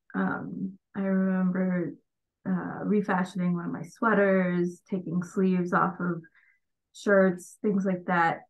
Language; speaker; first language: English; early bilingual, other home language; Bangla